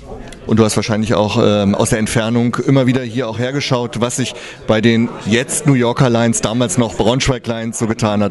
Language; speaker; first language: German; native; German